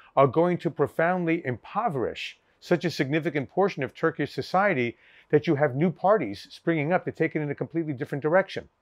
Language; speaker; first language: English; early bilingual, other home language; Greek